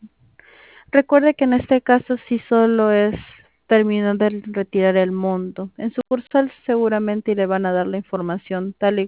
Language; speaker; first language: Spanish; native; Spanish